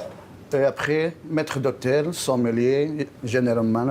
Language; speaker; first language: French; non-native, local second language; Arabic